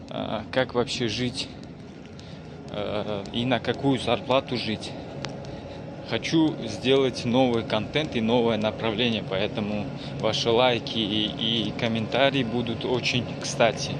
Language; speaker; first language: Russian; non-native, local second language; Uzbek